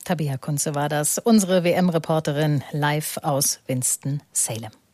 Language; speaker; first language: German; native; German